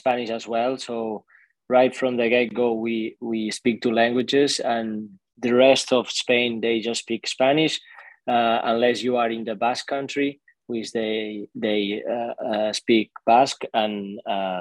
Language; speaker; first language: English; non-native, fluent; Spanish